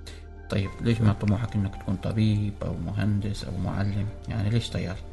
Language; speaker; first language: Arabic; native; Arabic